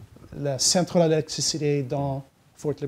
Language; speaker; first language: French; non-native, learner; English